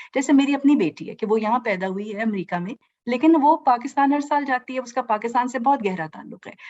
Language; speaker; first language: Urdu; native; Urdu